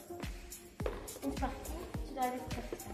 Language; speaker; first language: French; native; French